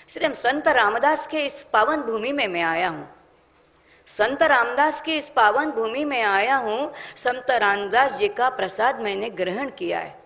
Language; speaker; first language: Hindi; non-native, local second language; Marathi